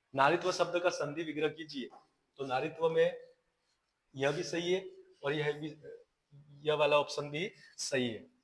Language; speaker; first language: Hindi; non-native, local second language; Gujarati